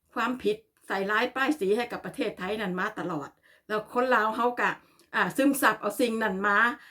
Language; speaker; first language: Thai; native; Thai